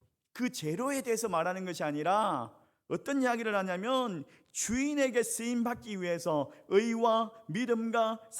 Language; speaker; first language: Korean; native; Korean